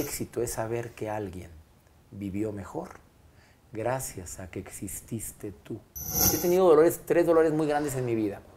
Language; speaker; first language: Spanish; native; Spanish